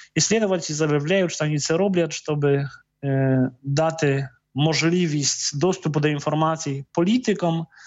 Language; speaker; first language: Ukrainian; non-native, fluent; Polish